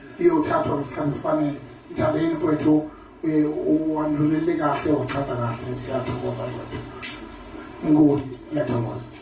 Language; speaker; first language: Zulu; native; Zulu